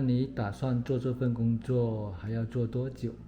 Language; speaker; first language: Chinese; native; Chinese